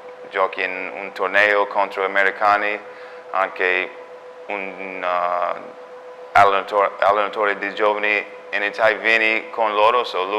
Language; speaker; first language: Italian; non-native, learner; English